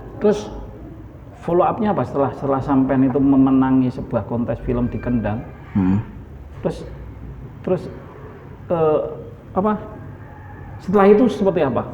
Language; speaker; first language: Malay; non-native, local second language; Javanese